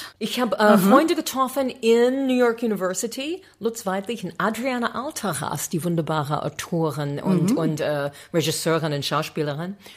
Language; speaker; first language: German; non-native, fluent; English